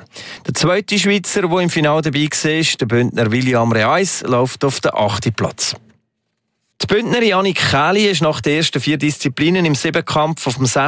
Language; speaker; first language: German; native; German